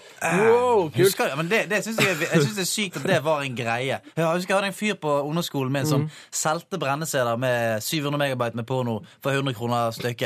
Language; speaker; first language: Norwegian; native; Norwegian